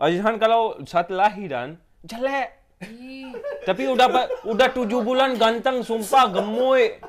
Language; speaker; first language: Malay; non-native, fluent; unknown